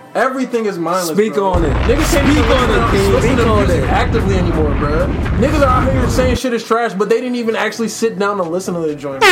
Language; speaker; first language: English; native; English